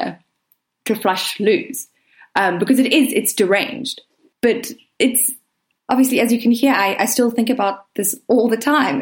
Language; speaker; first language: English; native; English